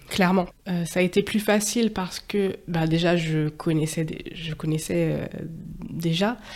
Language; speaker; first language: French; native; French